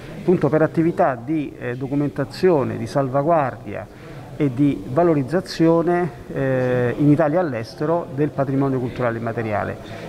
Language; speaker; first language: Italian; native; Italian